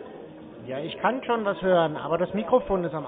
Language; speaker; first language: German; native; German